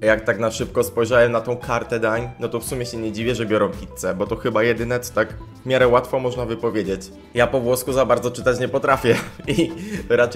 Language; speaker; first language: Polish; native; Polish